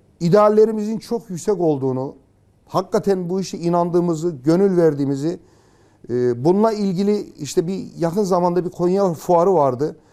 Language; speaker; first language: Turkish; native; Turkish